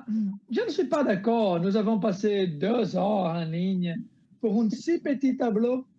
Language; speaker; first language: French; non-native, learner; Portuguese